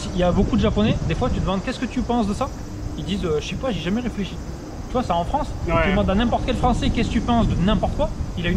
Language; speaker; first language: French; native; French